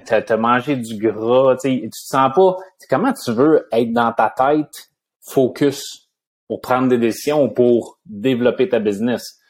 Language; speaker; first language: French; native; French